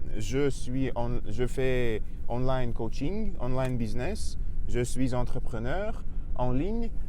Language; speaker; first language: French; non-native, learner; Russian